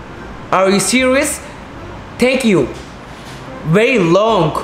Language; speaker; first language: English; non-native, learner; Turkish